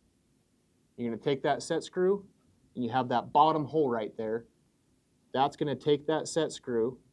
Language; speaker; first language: English; native; English